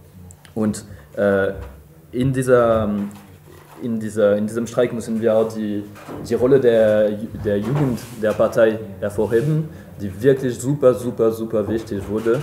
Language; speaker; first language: German; non-native, fluent; French